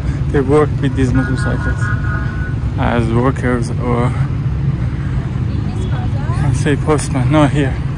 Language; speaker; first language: English; non-native, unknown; Persian